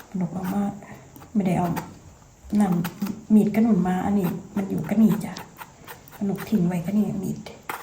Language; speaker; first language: Thai; native; Thai